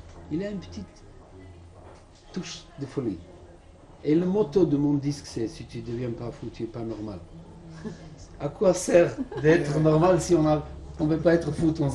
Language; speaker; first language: French; non-native, fluent; Serbian